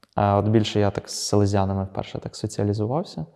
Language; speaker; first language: Ukrainian; early bilingual, other home language; Russian